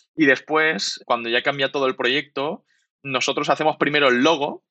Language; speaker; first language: Spanish; native; Spanish